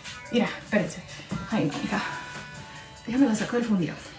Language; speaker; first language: Spanish; early bilingual, heritage; Spanish